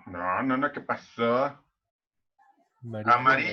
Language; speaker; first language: Spanish; native; Spanish